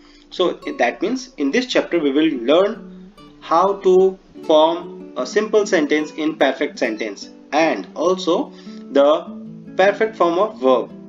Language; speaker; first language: English; non-native, local second language; Hindi